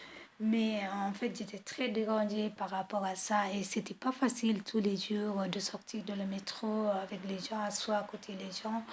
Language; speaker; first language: French; non-native, fluent; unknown